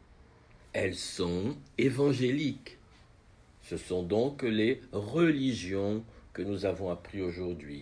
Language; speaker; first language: French; non-native, fluent; Portuguese